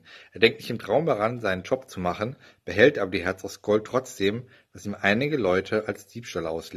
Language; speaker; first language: German; native; German